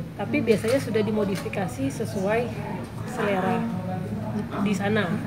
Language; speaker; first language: Indonesian; native; Indonesian